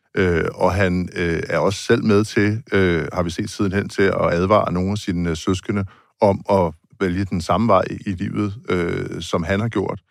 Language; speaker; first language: Danish; native; Danish